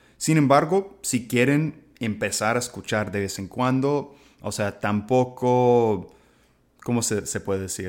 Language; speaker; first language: Spanish; non-native, fluent; English